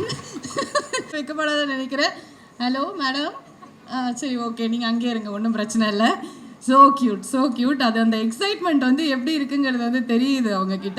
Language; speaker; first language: Tamil; native; Tamil